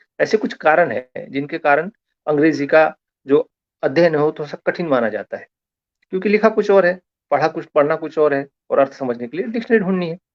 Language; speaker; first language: Hindi; non-native, local second language; Marathi